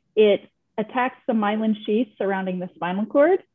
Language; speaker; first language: English; native; English